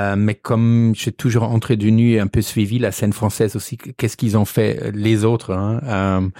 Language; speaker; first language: French; non-native, fluent; German